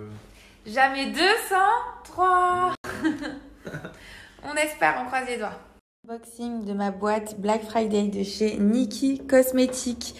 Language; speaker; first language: French; native; French